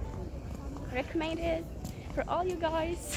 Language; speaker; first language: English; non-native, learner; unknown